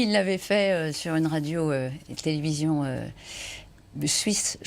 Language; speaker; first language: French; native; French